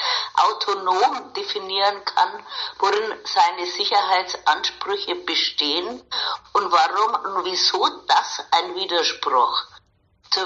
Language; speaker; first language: German; native; German